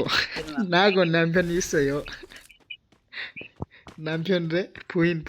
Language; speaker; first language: Korean; non-native, learner; Nepali